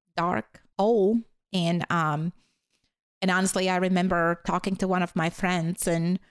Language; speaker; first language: English; non-native, fluent; Latvian